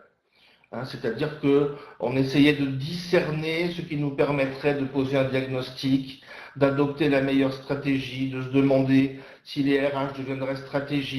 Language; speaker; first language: French; native; French